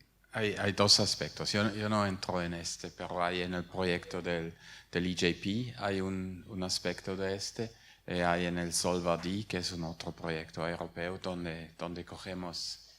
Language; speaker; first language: Spanish; non-native, fluent; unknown